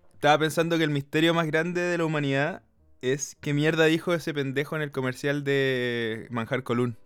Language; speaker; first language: Spanish; native; Spanish